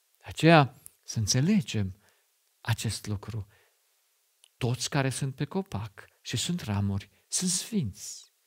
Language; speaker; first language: Romanian; non-native, fluent; German